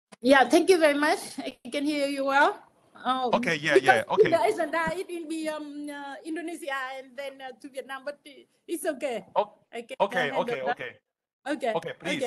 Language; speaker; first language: English; non-native, fluent; Vietnamese